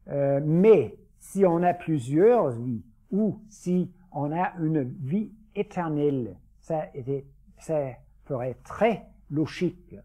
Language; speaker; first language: French; non-native, fluent; Danish